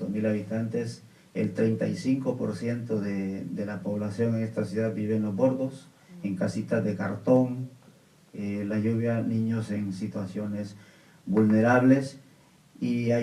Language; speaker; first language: Spanish; native; Spanish